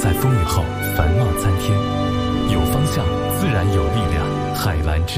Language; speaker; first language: Chinese; native; Chinese